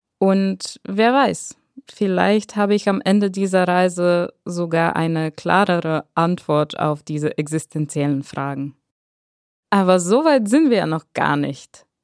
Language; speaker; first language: German; non-native, fluent; Bulgarian